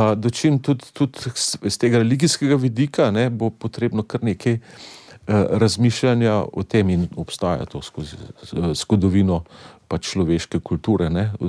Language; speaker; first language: Slovenian; native; Slovenian